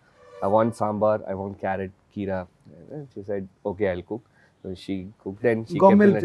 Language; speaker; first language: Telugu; non-native, fluent; Tamil